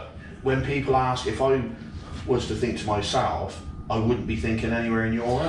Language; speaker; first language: English; native; English